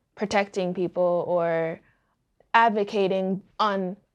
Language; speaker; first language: English; early bilingual, other home language; Yoruba